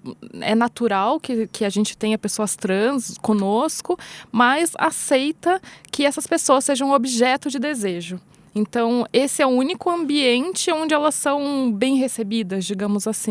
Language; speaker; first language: Portuguese; native; Portuguese